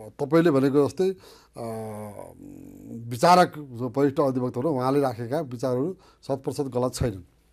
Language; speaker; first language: Nepali; native; Nepali